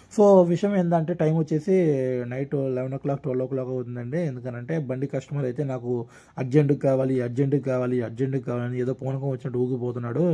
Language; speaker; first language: Telugu; non-native, local second language; Urdu